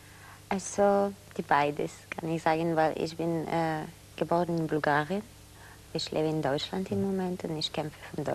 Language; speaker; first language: German; non-native, fluent; Bulgarian